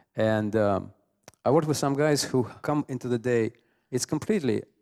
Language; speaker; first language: English; non-native, fluent; Russian